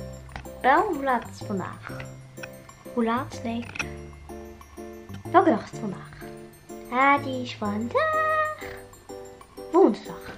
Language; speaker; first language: Dutch; native; Dutch